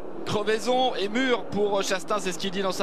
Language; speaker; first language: French; native; French